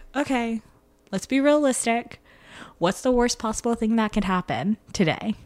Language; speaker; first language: English; native; English